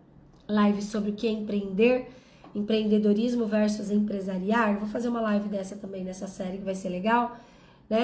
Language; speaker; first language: Portuguese; native; Portuguese